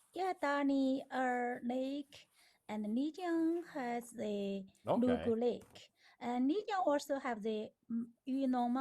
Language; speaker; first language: English; non-native, learner; Chinese